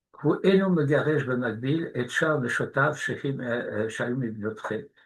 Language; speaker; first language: Hebrew; non-native, fluent; French